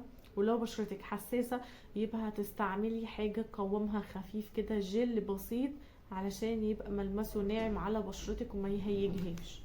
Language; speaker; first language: Arabic; native; Arabic